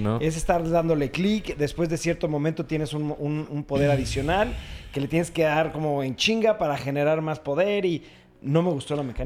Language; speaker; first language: Spanish; native; Spanish